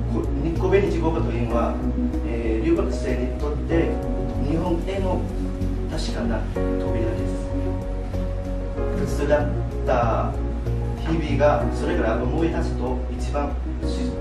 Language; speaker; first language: Japanese; non-native, fluent; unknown